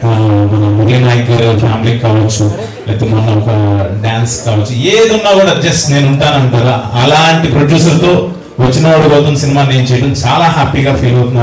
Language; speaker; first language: Telugu; native; Telugu